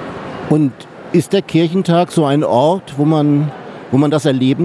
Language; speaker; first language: German; native; German